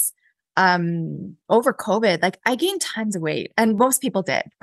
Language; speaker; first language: English; native; English